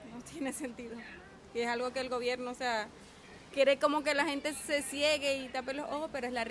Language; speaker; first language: Spanish; native; Spanish